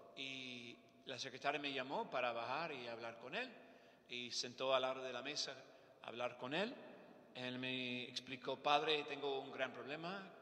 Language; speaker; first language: Spanish; non-native, fluent; English